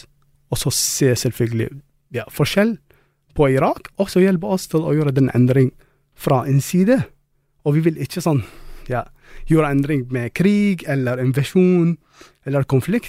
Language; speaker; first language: Norwegian; non-native, fluent; Arabic